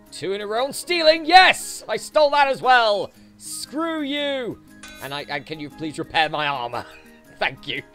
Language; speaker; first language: English; native; English